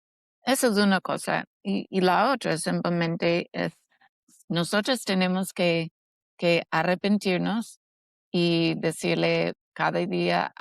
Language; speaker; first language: Spanish; non-native, fluent; English